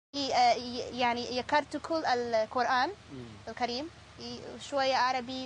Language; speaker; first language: Arabic; non-native, learner; English